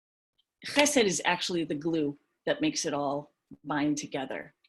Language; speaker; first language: English; native; English